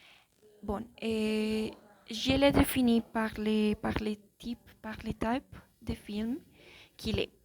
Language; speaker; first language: French; non-native, learner; Spanish